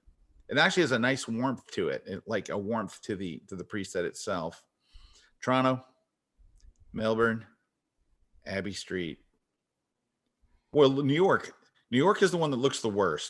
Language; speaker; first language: English; native; English